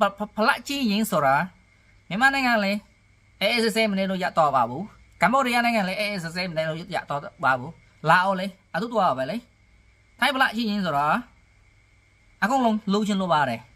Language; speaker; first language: Burmese; non-native, learner; Khmer